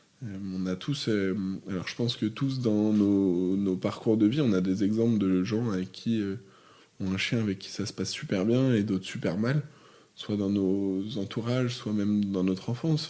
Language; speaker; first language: French; native; French